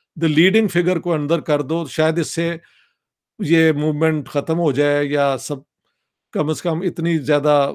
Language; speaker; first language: Urdu; non-native, local second language; Punjabi